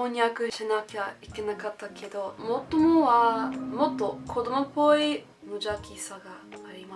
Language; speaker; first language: Japanese; non-native, learner; English